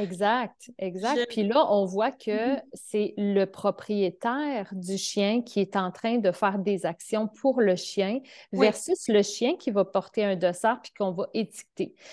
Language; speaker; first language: French; native; French